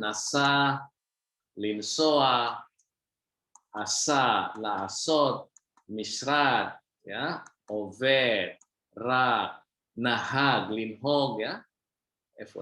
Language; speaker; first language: Hebrew; non-native, fluent; Indonesian